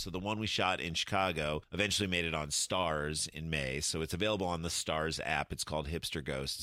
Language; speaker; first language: English; native; English